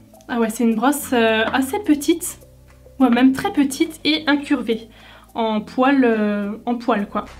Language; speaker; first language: French; native; French